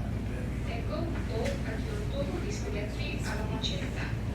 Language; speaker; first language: Italian; non-native, learner; English